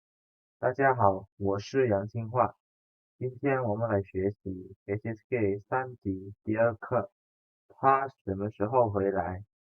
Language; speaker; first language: Chinese; non-native, fluent; Indonesian